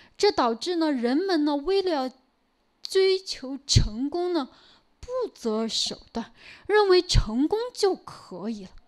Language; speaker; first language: Chinese; non-native, local second language; Korean